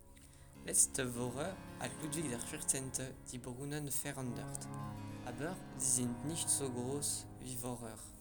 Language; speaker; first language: German; non-native, learner; French